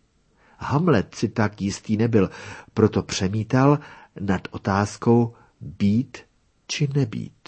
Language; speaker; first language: Czech; native; Czech